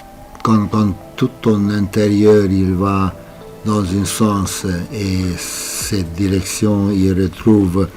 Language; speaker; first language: French; non-native, fluent; Romanian